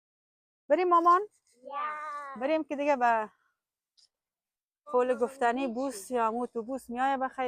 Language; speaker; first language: Persian; native; Persian